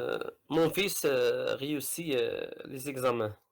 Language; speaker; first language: French; non-native, learner; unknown